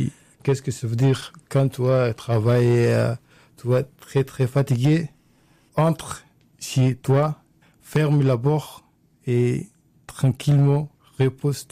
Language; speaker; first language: French; non-native, learner; Arabic